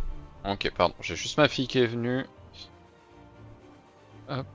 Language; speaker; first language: French; native; French